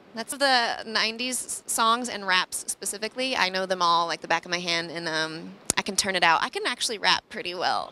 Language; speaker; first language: English; native; English